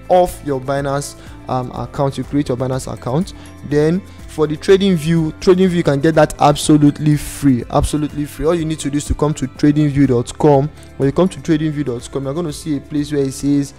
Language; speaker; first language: English; non-native, local second language; Yoruba